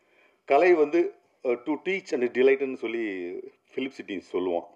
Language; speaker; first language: Tamil; native; Tamil